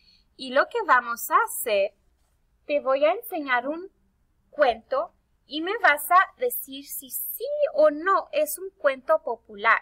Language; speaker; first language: Spanish; early bilingual, heritage; Spanish